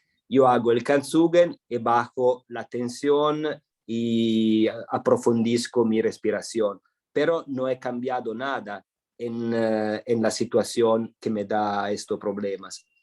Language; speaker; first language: Spanish; non-native, fluent; Italian